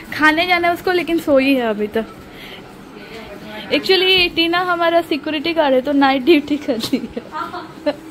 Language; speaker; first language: Hindi; non-native, local second language; Odia